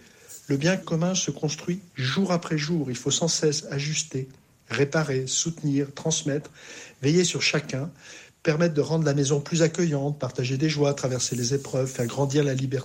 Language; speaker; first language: French; native; French